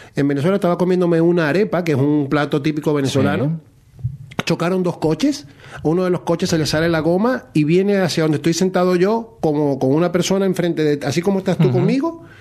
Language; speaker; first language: Spanish; native; Spanish